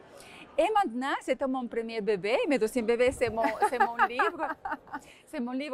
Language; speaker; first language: French; non-native, fluent; Spanish